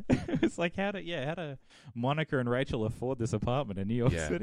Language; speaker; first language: English; native; English